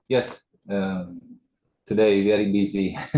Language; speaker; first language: English; non-native, learner; Khmer